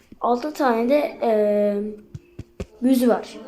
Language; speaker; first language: Turkish; native; Turkish